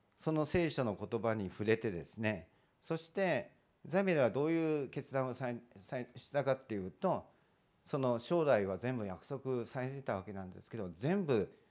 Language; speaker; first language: Japanese; native; Japanese